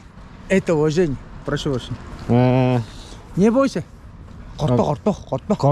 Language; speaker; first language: Russian; non-native, local second language; Tuvinian